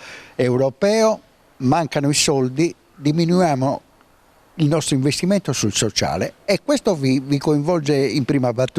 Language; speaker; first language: Italian; native; Italian